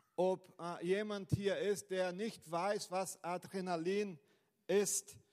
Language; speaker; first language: German; non-native, fluent; Portuguese